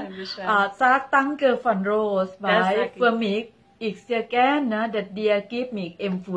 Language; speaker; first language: German; non-native, learner; Thai